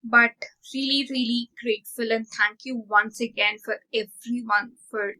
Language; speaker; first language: English; non-native, local second language; Telugu